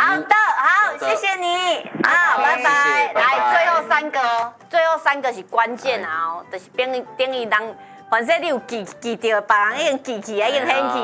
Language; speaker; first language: Chinese; non-native, local second language; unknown